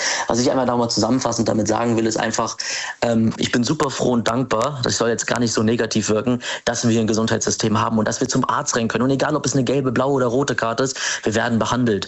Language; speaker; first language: German; native; German